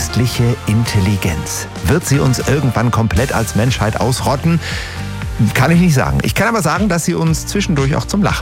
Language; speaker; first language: German; native; German